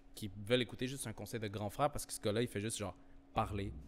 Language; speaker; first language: French; native; French